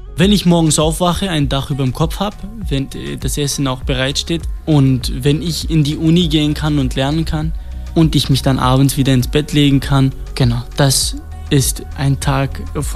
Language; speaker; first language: German; non-native, fluent; Kurdish